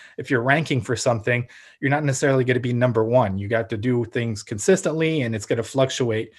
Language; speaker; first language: English; early bilingual, other home language; Ukrainian